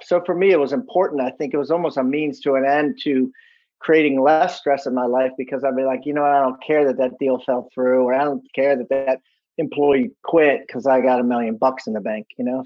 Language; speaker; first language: English; native; English